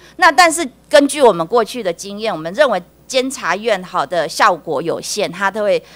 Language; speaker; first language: Chinese; native; Chinese